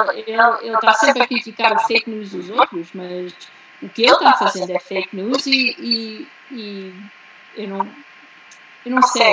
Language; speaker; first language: Portuguese; early bilingual, heritage; Portuguese